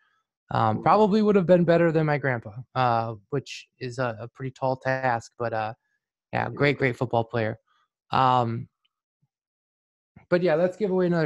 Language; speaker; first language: English; native; English